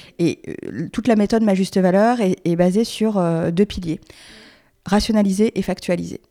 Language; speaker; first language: French; native; French